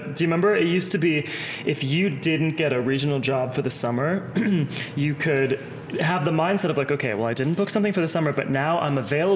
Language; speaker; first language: English; native; English